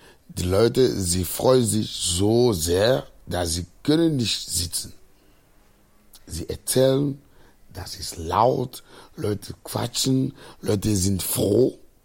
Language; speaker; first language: German; non-native, fluent; Ewe